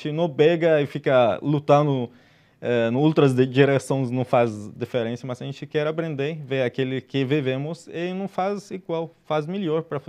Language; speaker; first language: Portuguese; non-native, fluent; Arabic